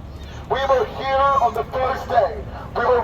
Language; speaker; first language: English; non-native, fluent; Ukrainian